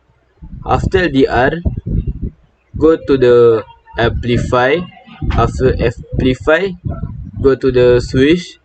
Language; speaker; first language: English; non-native, local second language; Malay